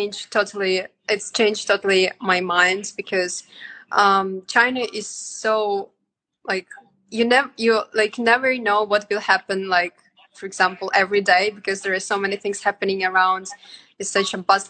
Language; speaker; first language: English; non-native, fluent; Yakut